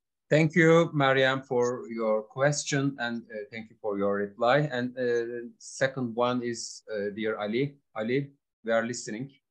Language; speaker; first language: English; non-native, learner; Turkish